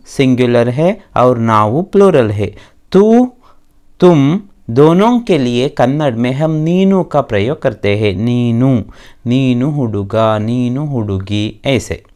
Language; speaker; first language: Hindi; non-native, local second language; Kannada